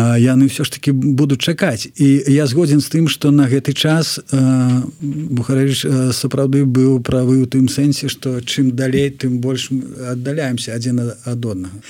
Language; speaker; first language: Belarusian; non-native, local second language; Russian